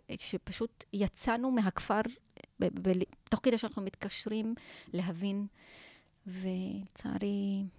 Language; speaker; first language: Hebrew; non-native, local second language; Arabic